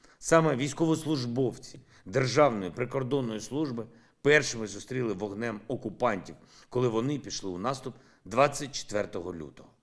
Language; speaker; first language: Ukrainian; non-native, local second language; Russian